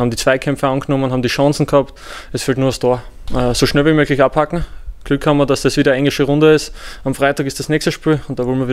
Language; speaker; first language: German; native; German